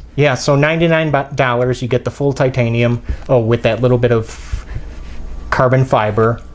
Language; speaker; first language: English; native; English